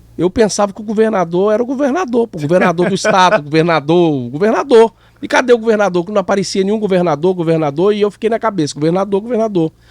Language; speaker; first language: Portuguese; native; Portuguese